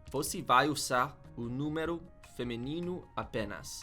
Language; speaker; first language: Portuguese; non-native, learner; English